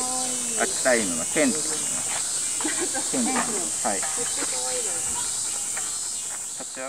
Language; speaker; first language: Japanese; native; Japanese